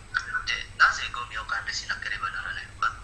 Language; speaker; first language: Japanese; non-native, learner; Indonesian